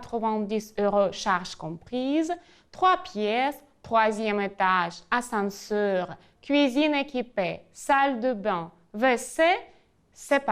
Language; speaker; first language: French; non-native, fluent; Ukrainian